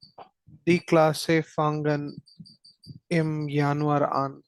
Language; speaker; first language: German; non-native, learner; Malayalam